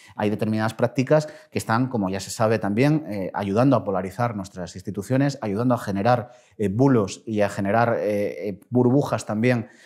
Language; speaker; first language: Spanish; native; Spanish